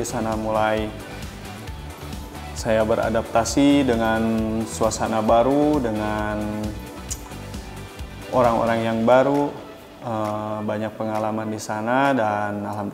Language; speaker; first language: Indonesian; native; Indonesian